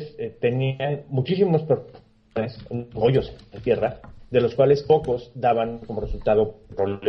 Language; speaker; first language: Spanish; native; Spanish